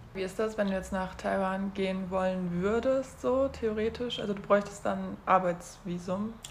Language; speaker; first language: German; native; German